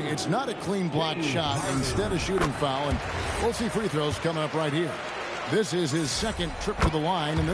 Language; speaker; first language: English; native; English